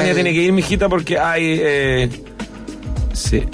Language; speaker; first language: Spanish; native; Spanish